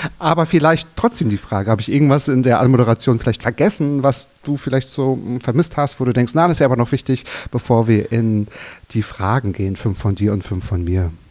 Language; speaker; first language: German; native; German